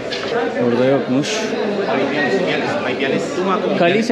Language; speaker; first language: Spanish; non-native, learner; Turkish